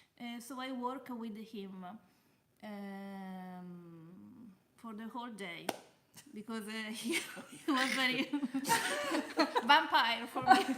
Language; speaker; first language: English; non-native, learner; Italian